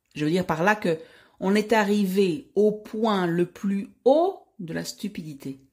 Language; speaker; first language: French; native; French